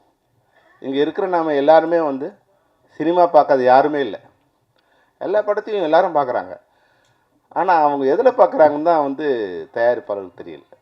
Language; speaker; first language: Tamil; native; Tamil